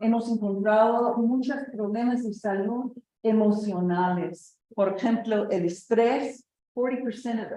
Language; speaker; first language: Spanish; non-native, fluent; English